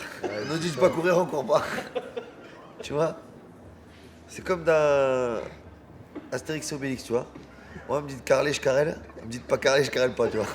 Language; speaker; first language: French; native; French